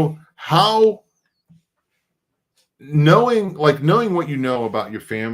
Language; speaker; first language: English; native; English